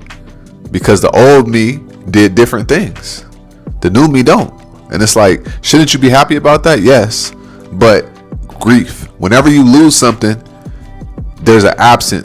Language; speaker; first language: English; native; English